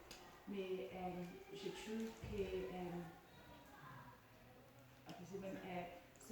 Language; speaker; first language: French; non-native, learner; English